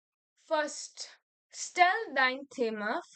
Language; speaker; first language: German; non-native, learner; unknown